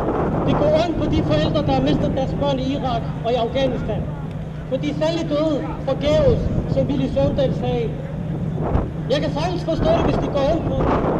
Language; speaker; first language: Danish; non-native, local second language; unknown